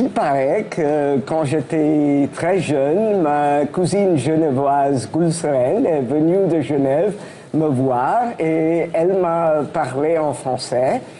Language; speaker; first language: French; non-native, fluent; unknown